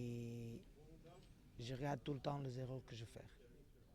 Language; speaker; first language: French; non-native, learner; Portuguese